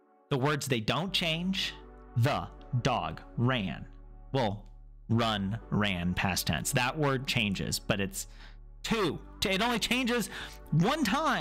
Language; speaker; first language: English; native; English